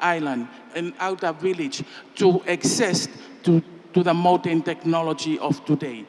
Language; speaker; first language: English; non-native, fluent; Tongan